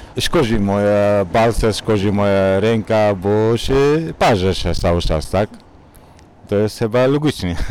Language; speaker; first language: Polish; non-native, learner; Arabic